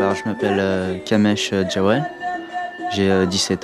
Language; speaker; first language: French; early bilingual, other home language; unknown